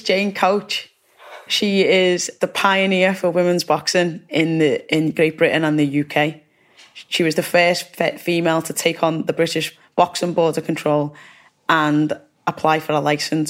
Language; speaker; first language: English; native; English